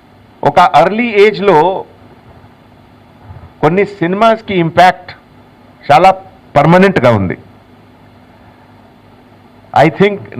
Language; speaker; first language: Telugu; non-native, local second language; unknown